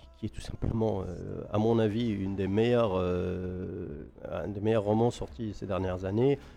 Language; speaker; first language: French; non-native, local second language; Arabic